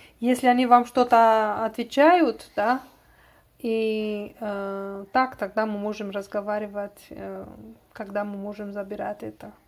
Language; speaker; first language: Russian; non-native, learner; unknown